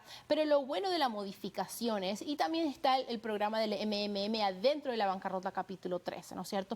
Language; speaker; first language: Spanish; native; Spanish